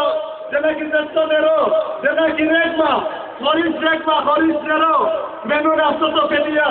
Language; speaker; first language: Greek; non-native, learner; Bangla